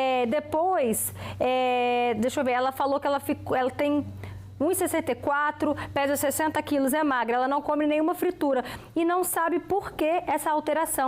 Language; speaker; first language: Portuguese; native; Portuguese